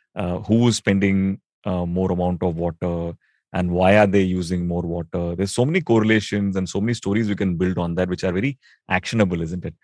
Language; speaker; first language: English; non-native, local second language; Tamil